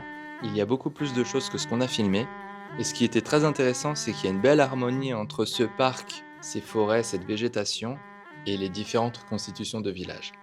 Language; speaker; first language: French; native; French